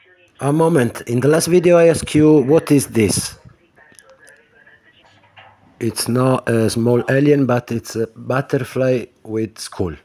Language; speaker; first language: English; non-native, learner; Spanish